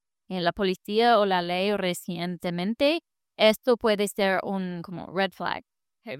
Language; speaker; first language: Spanish; non-native, fluent; English